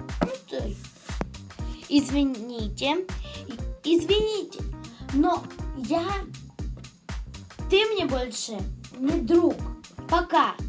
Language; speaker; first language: Russian; non-native, local second language; Ukrainian